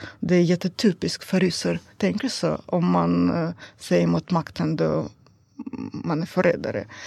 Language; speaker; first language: Swedish; non-native, learner; Russian